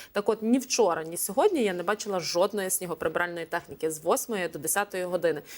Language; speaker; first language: Ukrainian; native; Ukrainian